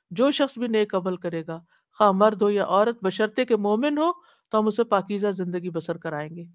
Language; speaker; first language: Urdu; native; Urdu